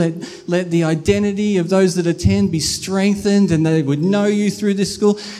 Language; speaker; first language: English; native; English